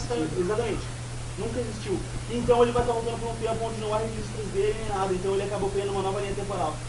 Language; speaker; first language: Portuguese; native; Portuguese